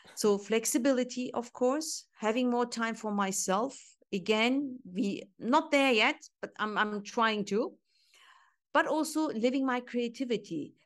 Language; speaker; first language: English; non-native, fluent; Turkish